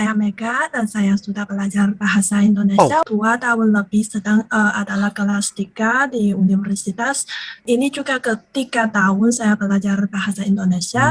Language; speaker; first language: Indonesian; non-native, learner; Chinese